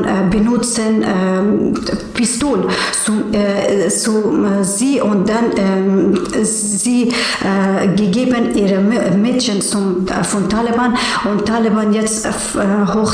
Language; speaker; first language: German; non-native, learner; Persian